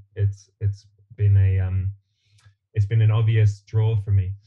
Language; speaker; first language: English; native; English